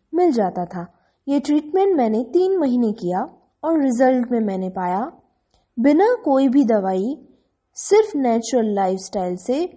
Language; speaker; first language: Hindi; non-native, local second language; Gujarati